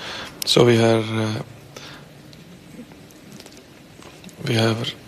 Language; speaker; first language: Danish; non-native, fluent; Icelandic